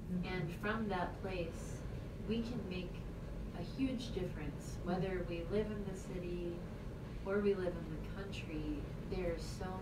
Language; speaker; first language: English; native; English